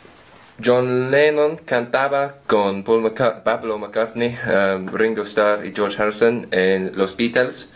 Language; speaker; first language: Spanish; non-native, learner; English